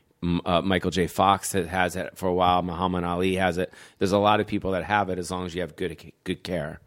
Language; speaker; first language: English; native; English